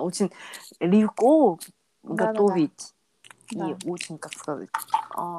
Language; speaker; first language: Russian; non-native, learner; Korean